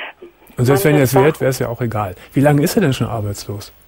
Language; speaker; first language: German; native; German